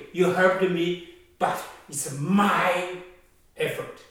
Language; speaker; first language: English; non-native, fluent; Chinese